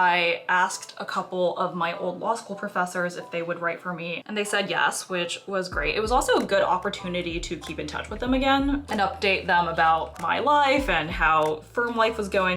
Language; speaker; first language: English; early bilingual, other home language; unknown